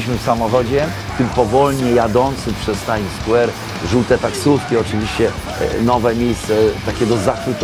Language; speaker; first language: Polish; native; Polish